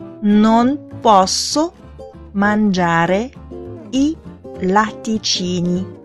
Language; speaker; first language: Italian; non-native, fluent; Chinese